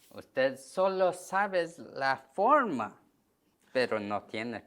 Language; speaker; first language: Spanish; non-native, learner; Korean